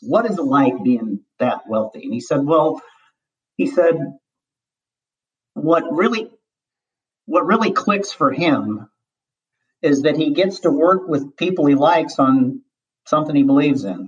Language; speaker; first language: English; native; English